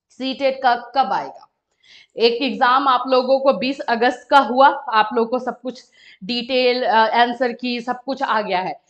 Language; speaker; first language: Hindi; native; Hindi